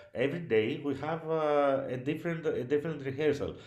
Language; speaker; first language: English; non-native, learner; Greek